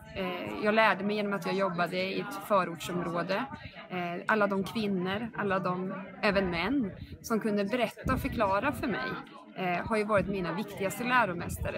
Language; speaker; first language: Swedish; native; Swedish